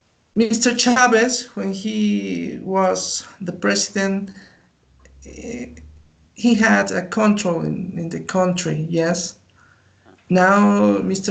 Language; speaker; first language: English; non-native, learner; Spanish